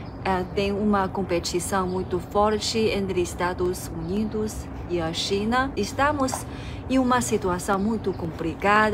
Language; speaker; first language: Portuguese; non-native, fluent; Chinese